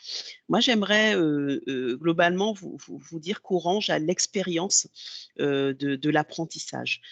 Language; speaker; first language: French; native; French